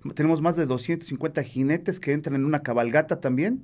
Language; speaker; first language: Spanish; native; Spanish